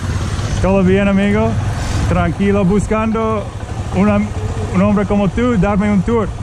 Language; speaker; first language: Spanish; non-native, learner; English